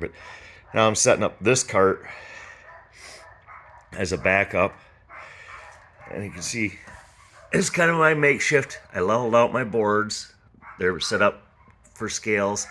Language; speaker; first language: English; native; English